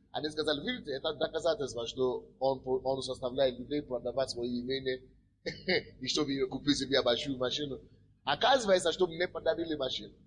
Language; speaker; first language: Russian; non-native, fluent; Yoruba